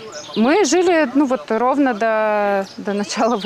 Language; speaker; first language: Russian; native; Russian